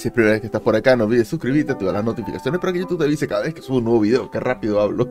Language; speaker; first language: Spanish; native; Spanish